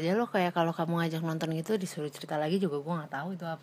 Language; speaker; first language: Indonesian; native; Indonesian